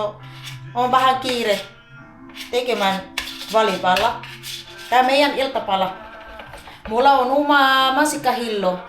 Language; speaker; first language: Finnish; non-native, learner; Filipino